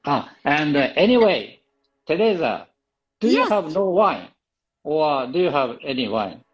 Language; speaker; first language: English; non-native, learner; Japanese